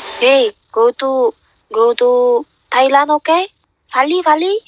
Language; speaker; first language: English; non-native, learner; Vietnamese